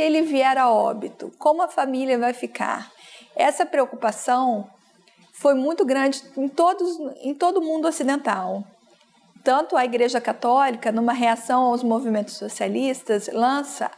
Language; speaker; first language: Portuguese; native; Portuguese